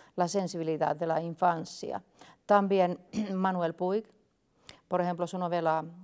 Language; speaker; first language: Spanish; non-native, fluent; Finnish